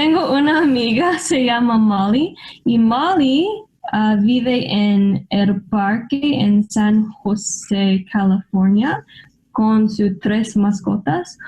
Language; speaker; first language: Spanish; non-native, learner; English